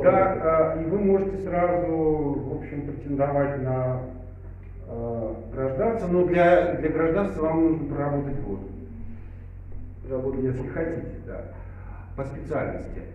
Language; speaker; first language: Russian; native; Russian